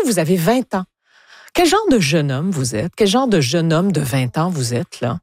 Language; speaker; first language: French; native; French